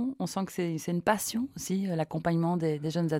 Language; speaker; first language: French; native; French